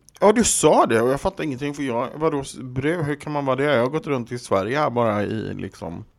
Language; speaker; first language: Swedish; native; Swedish